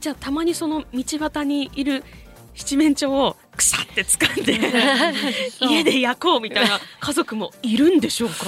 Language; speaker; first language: Japanese; native; Japanese